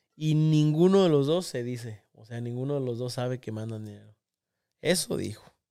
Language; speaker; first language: Spanish; native; Spanish